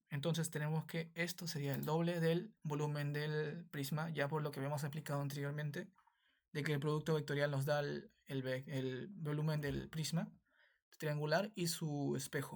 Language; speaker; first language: Spanish; native; Spanish